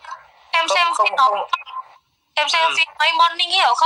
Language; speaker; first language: Vietnamese; non-native, learner; Indonesian